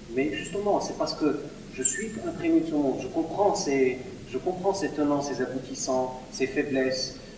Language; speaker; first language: French; non-native, local second language; Arabic